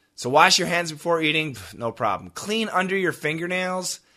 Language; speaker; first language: English; native; English